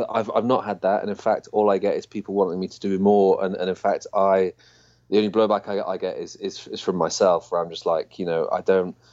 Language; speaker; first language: English; native; English